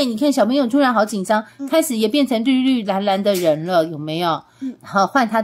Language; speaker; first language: Chinese; native; Chinese